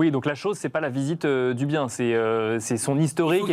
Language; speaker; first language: French; native; French